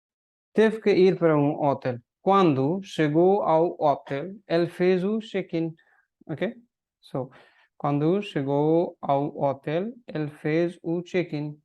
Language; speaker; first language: Portuguese; non-native, fluent; Hindi